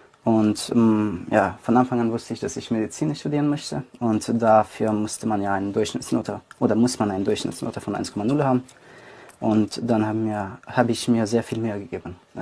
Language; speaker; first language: German; non-native, fluent; Persian